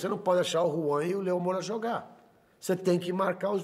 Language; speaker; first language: Portuguese; native; Portuguese